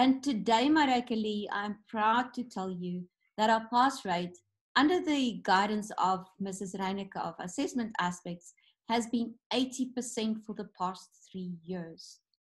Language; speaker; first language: English; non-native, local second language; Afrikaans